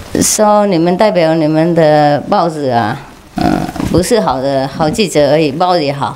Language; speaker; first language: Chinese; non-native, fluent; Vietnamese